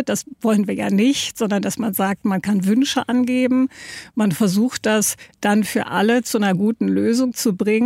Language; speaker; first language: German; native; German